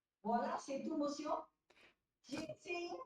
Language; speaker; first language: French; non-native, learner; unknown